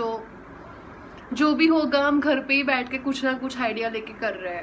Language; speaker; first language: Hindi; non-native, local second language; Gujarati